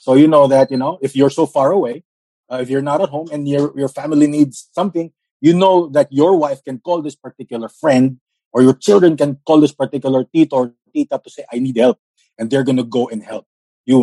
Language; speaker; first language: English; non-native, local second language; Filipino